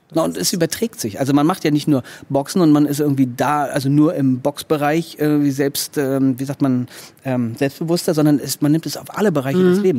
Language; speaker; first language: German; native; German